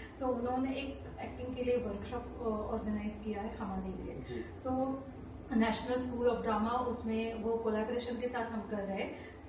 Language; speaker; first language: Hindi; non-native, local second language; Marathi